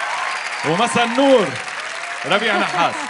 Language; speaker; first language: Arabic; native; Arabic